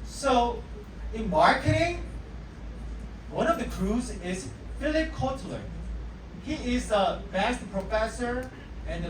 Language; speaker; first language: English; non-native, fluent; Korean